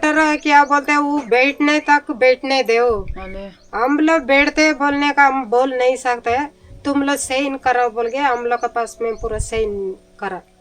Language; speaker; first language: Hindi; non-native, local second language; Tibetan